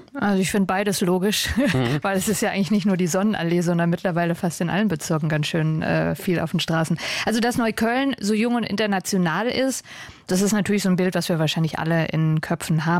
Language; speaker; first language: German; native; German